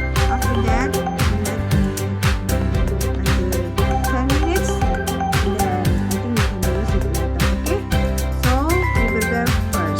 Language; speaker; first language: English; non-native, learner; Indonesian